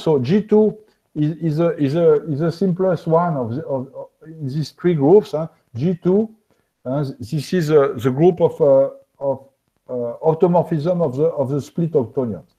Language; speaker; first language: English; non-native, fluent; French